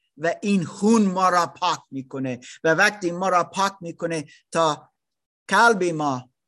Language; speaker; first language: Persian; non-native, learner; German